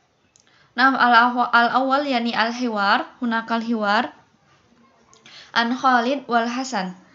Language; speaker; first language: Arabic; non-native, fluent; Indonesian